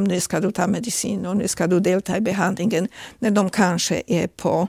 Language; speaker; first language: Swedish; non-native, fluent; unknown